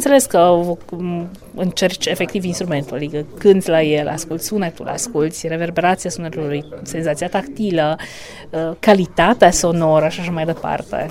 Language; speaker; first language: Romanian; native; Romanian